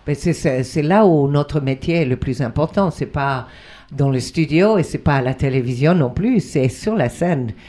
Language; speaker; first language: French; non-native, fluent; Spanish